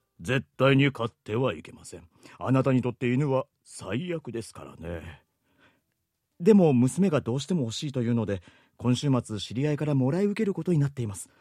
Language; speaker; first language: Japanese; native; Japanese